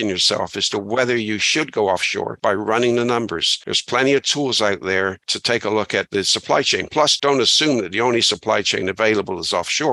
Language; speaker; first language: English; native; English